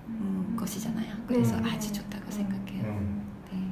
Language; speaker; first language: Korean; non-native, fluent; Japanese